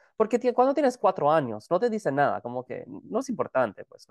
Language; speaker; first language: Spanish; non-native, fluent; Gujarati